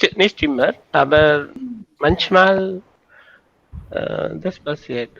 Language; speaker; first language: German; non-native, learner; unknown